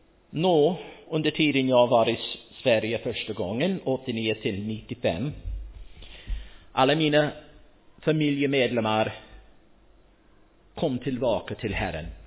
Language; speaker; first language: Swedish; non-native, fluent; English